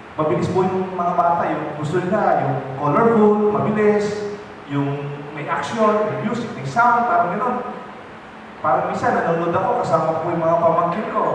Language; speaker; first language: Filipino; non-native, local second language; Pampanga